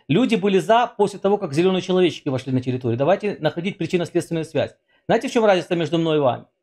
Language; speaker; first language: Russian; native; Russian